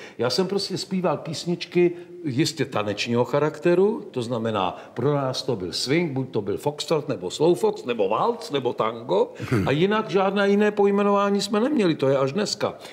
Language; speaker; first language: Czech; native; Czech